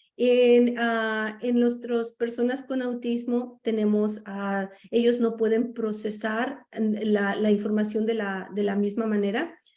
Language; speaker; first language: Spanish; native; Spanish